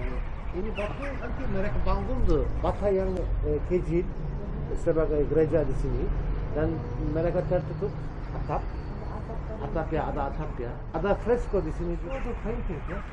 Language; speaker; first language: Indonesian; non-native, learner; Turkish